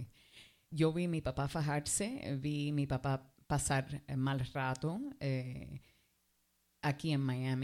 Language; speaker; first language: English; early bilingual, other home language; Spanish